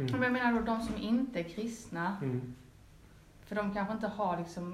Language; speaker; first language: Swedish; native; Swedish